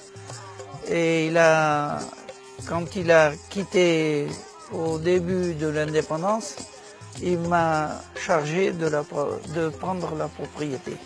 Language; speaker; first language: French; native; French